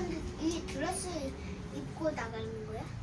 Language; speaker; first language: Korean; early bilingual, heritage; Korean